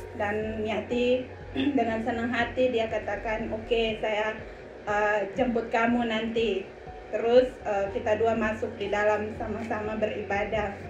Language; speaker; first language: Indonesian; native; Indonesian